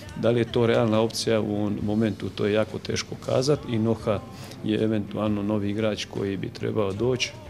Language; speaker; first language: Serbian; native; Serbian